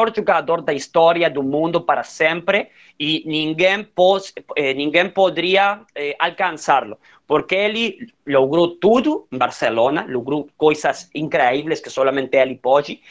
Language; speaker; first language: Portuguese; non-native, learner; Spanish